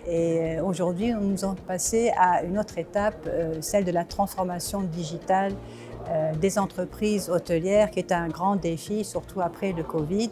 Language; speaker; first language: French; non-native, local second language; Arabic